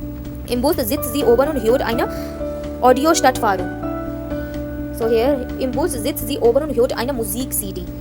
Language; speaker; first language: German; non-native, fluent; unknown